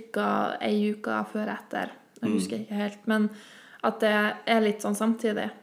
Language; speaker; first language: Norwegian; native; Norwegian